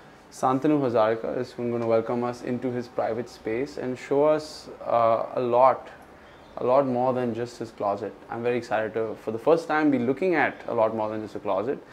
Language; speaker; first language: English; non-native, local second language; Hindi